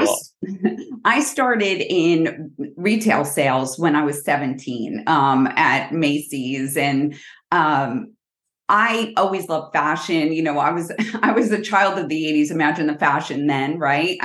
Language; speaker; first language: English; native; English